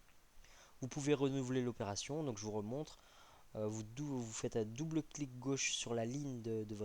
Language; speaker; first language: French; native; French